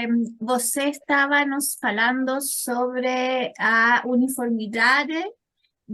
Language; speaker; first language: Portuguese; non-native, learner; Spanish